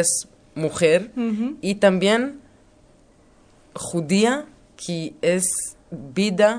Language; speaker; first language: Spanish; non-native, learner; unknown